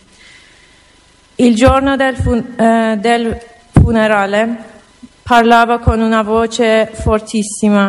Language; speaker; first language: Italian; non-native, learner; Persian